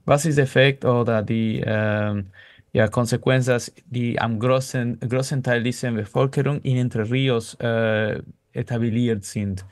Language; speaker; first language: German; non-native, fluent; Spanish